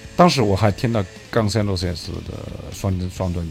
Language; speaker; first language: Chinese; native; Chinese